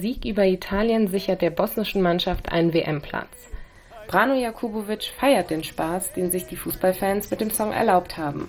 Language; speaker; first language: German; native; German